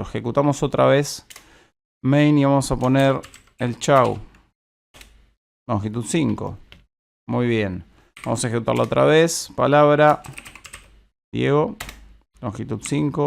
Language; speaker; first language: Spanish; native; Spanish